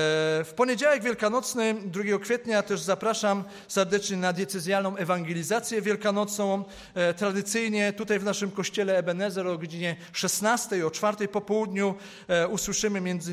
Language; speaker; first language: Polish; native; Polish